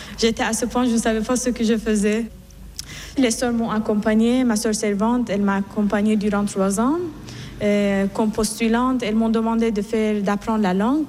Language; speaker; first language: French; non-native, fluent; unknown